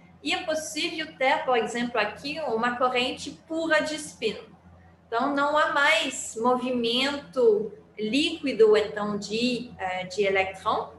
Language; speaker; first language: Portuguese; non-native, fluent; French